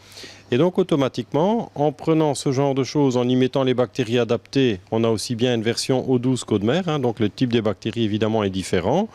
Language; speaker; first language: French; native; French